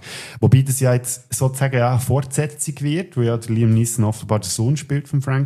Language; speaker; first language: German; native; German